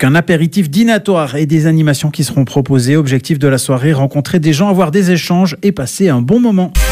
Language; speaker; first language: French; native; French